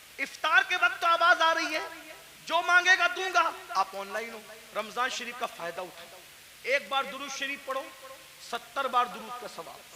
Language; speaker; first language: Urdu; native; Urdu